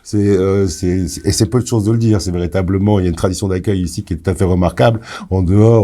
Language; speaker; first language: French; native; French